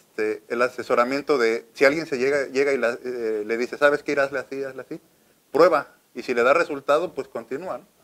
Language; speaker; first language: Spanish; native; Spanish